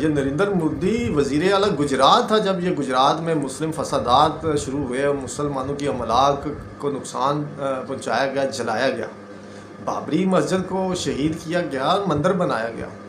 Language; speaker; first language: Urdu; non-native, local second language; Punjabi